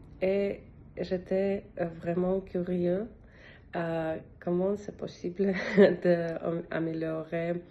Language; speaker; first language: French; non-native, learner; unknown